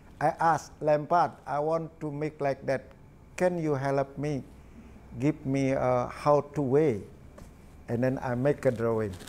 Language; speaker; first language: English; non-native, learner; Balinese